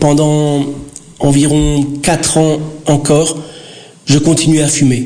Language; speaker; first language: French; early bilingual, other home language; Portuguese